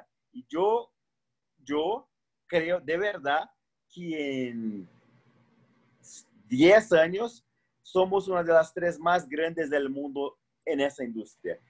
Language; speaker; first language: Spanish; non-native, fluent; Portuguese